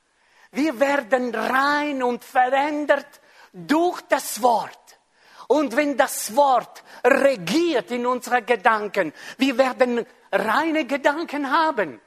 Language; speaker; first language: German; non-native, fluent; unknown